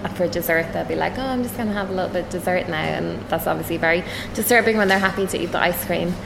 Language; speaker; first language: English; native; English